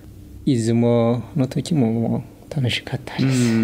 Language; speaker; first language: Japanese; non-native, learner; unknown